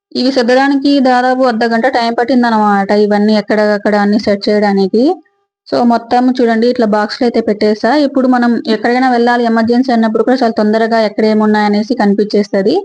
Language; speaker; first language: Telugu; native; Telugu